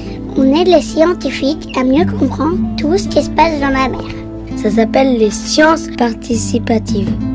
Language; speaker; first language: French; native; French